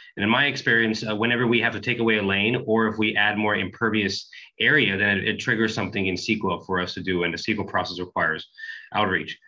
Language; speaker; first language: English; native; English